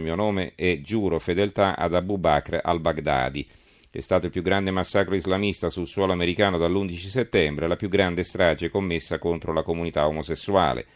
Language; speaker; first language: Italian; native; Italian